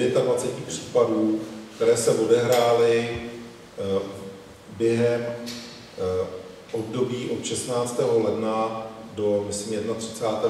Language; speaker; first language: Czech; native; Czech